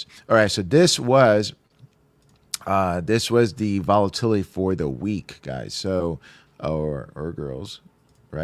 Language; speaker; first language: English; native; English